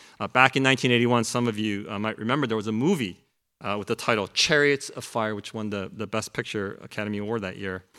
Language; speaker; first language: English; early bilingual, other home language; Korean